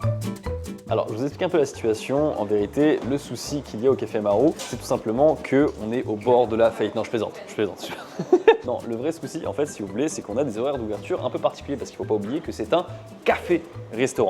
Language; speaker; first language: French; native; French